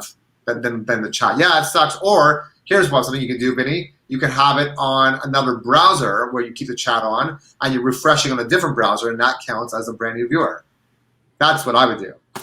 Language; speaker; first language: English; native; English